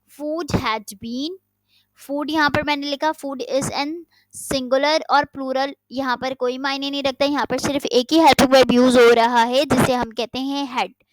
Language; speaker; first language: Urdu; native; Urdu